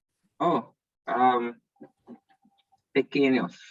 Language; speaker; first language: Spanish; non-native, learner; English